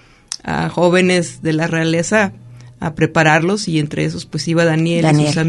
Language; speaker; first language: Spanish; native; Spanish